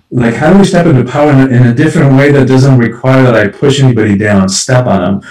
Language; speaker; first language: English; early bilingual, other home language; Spanish